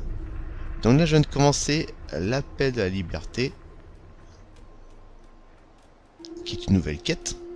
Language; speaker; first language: French; native; French